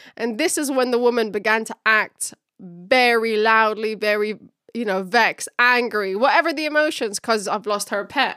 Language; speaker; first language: English; early bilingual, other home language; Filipino